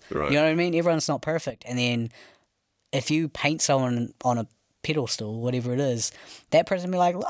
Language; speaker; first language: English; native; English